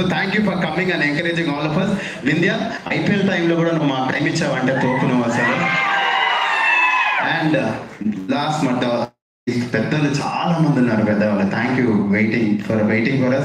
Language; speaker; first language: Telugu; native; Telugu